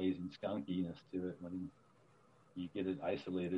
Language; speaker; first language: English; native; English